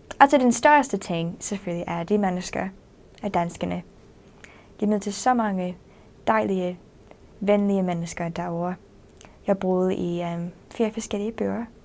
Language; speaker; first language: Danish; non-native, fluent; English